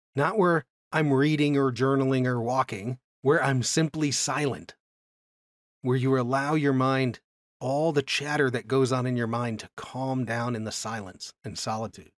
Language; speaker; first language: English; native; English